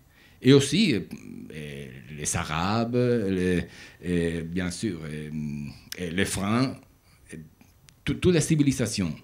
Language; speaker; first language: French; non-native, learner; Spanish